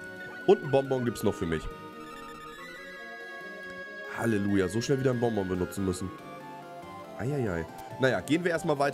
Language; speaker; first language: German; native; German